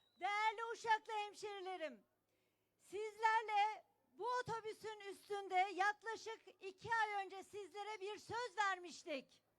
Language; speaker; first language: Turkish; native; Turkish